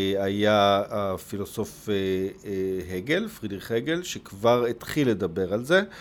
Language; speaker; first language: Hebrew; native; Hebrew